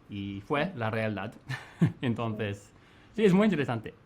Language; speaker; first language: Spanish; non-native, fluent; English